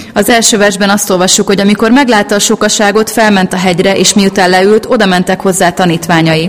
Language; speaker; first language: Hungarian; native; Hungarian